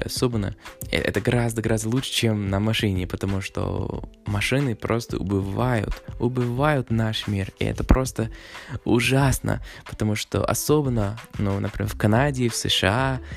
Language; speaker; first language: Russian; non-native, fluent; English